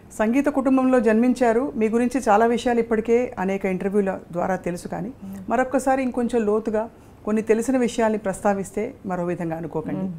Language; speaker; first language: Telugu; native; Telugu